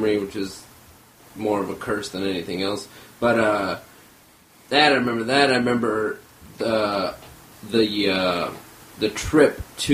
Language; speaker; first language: English; early bilingual, other home language; Armenian